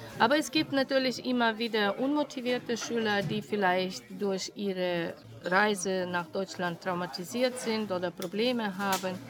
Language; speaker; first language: German; non-native, fluent; Russian